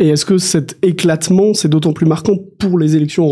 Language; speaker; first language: French; native; French